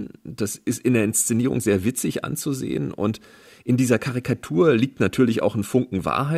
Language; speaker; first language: German; native; German